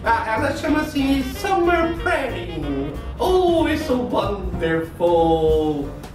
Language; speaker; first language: English; non-native, learner; Portuguese